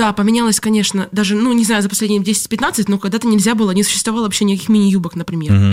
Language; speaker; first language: Russian; native; Russian